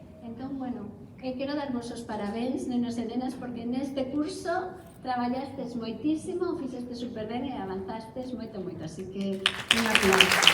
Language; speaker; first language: Galician; non-native, local second language; Spanish